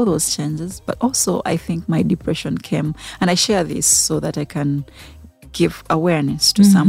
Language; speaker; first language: English; non-native, local second language; Ganda